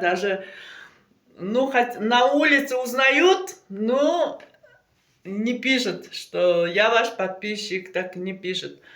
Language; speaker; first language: Russian; non-native, local second language; Uzbek